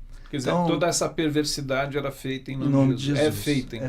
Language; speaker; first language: Portuguese; native; Portuguese